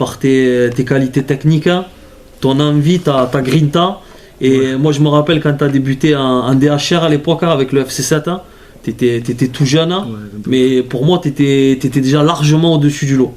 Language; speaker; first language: French; native; French